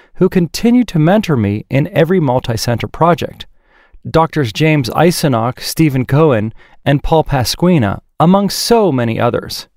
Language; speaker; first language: English; native; English